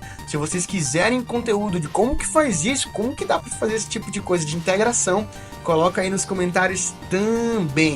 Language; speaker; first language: Portuguese; native; Portuguese